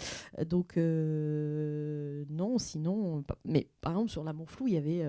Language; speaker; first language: French; native; French